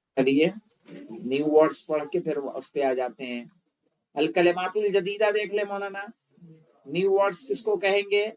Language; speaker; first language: Urdu; native; Urdu